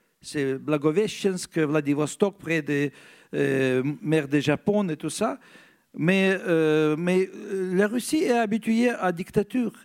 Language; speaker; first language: French; non-native, fluent; Russian